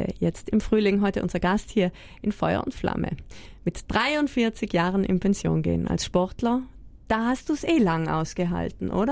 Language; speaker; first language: German; native; German